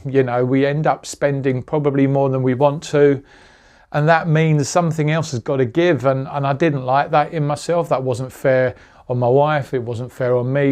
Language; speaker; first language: English; native; English